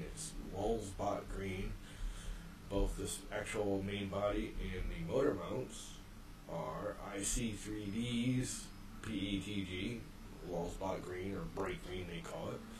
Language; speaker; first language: English; native; English